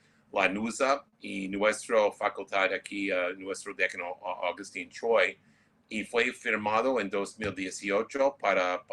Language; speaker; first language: Spanish; non-native, fluent; English